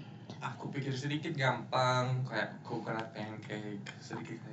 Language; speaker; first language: Indonesian; non-native, fluent; English